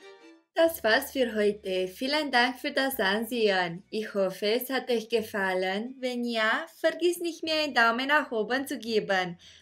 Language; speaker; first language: German; non-native, fluent; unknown